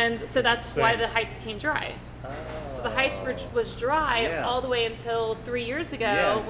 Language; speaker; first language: English; native; English